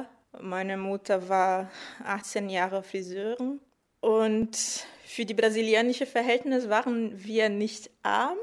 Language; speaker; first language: German; non-native, fluent; Portuguese